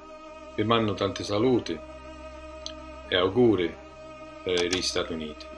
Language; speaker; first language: Italian; early bilingual, heritage; Italian